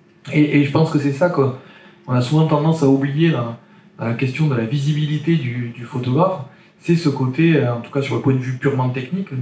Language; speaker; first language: French; native; French